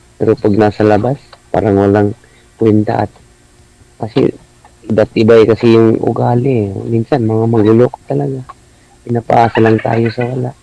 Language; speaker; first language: Filipino; non-native, local second language; Cebuano